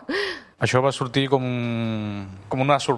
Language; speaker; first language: Catalan; non-native, fluent; Chinese